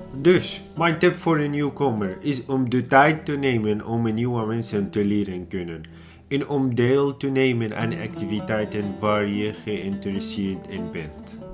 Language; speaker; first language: Dutch; non-native, learner; Arabic